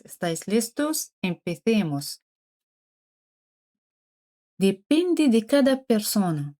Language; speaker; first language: Spanish; non-native, fluent; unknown